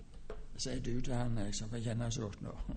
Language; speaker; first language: Norwegian; native; Norwegian